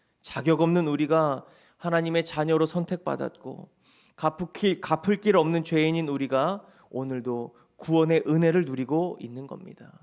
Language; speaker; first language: Korean; native; Korean